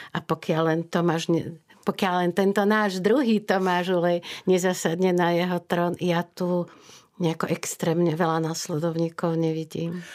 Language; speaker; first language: Slovak; native; Slovak